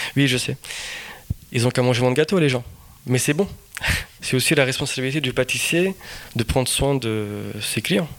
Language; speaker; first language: French; non-native, fluent; Portuguese